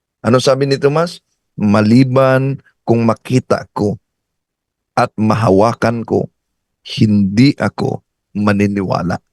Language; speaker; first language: Filipino; native; Filipino